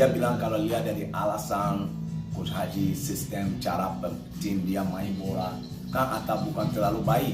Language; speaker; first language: Indonesian; non-native, fluent; English